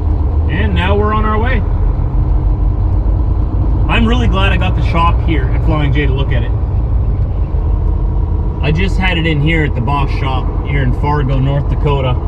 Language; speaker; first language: English; native; English